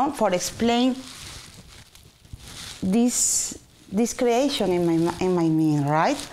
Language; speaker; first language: English; non-native, learner; Spanish